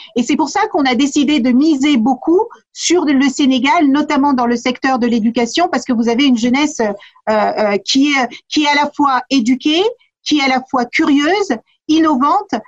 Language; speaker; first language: French; early bilingual, other home language; Kabuverdianu